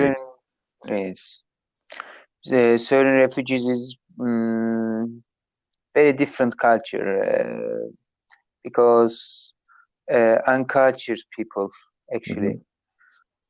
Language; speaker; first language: English; non-native, learner; Turkish